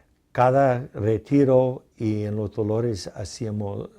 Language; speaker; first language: Spanish; non-native, fluent; English